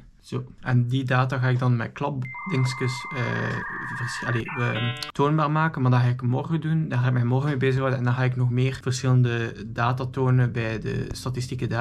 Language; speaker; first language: Dutch; native; Dutch